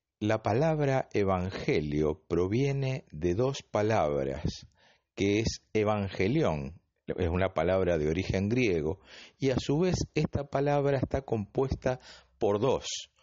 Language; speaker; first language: Spanish; native; Spanish